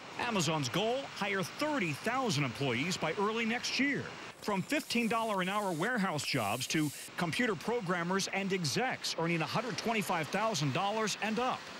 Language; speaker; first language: English; native; English